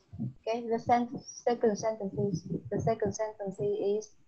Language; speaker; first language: English; non-native, learner; Vietnamese